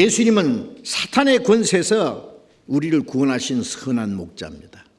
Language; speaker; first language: Korean; native; Korean